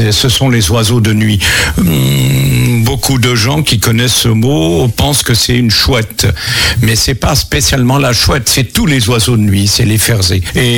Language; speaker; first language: French; native; French